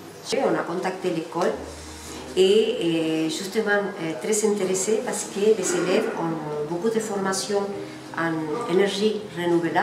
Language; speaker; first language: French; non-native, fluent; Spanish